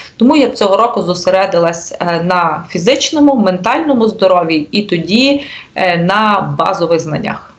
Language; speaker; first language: Ukrainian; native; Ukrainian